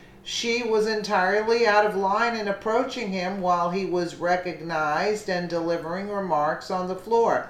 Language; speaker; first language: English; native; English